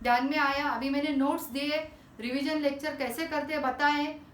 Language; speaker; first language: Hindi; non-native, local second language; Marathi